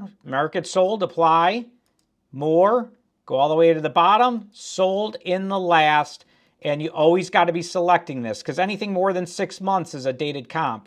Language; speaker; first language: English; native; English